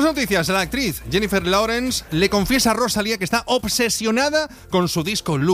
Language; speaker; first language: Spanish; native; Spanish